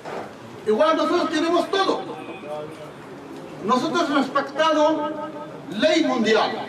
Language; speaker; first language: Spanish; non-native, learner; Urdu